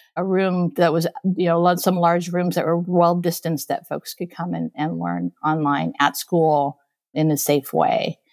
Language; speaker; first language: English; early bilingual, other home language; Japanese